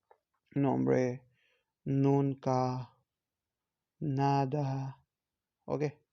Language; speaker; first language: Spanish; non-native, learner; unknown